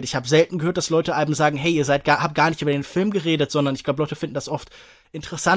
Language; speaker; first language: German; native; German